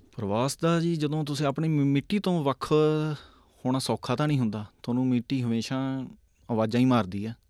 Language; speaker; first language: Punjabi; native; Punjabi